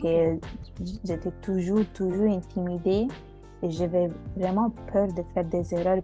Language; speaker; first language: French; non-native, fluent; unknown